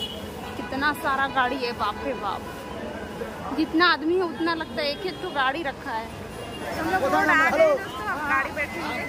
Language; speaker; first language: Hindi; native; Hindi